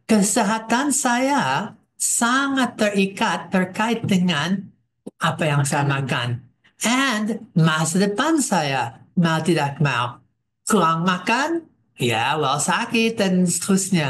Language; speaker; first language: Indonesian; non-native, fluent; English